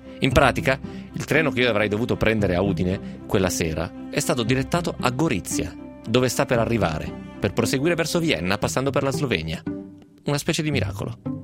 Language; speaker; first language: Italian; native; Italian